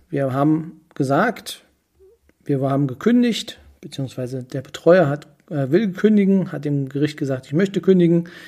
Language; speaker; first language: German; native; German